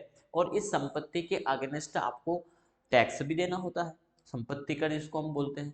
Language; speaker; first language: Hindi; native; Hindi